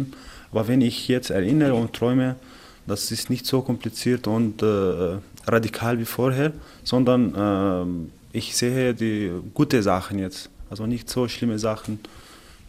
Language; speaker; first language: German; non-native, fluent; Arabic